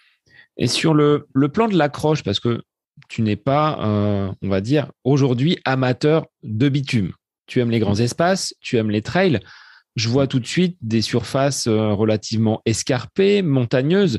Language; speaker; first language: French; native; French